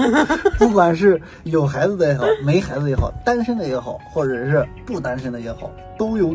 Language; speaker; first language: Chinese; native; Chinese